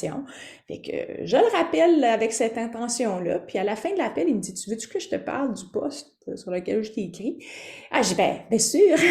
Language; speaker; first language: French; native; French